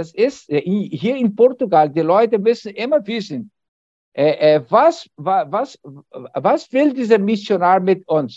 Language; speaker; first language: German; non-native, learner; Portuguese